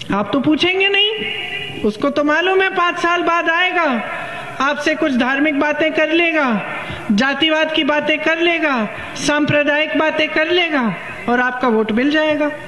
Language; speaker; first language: Hindi; native; Hindi